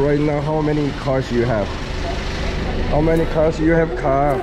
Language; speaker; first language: English; non-native, learner; Korean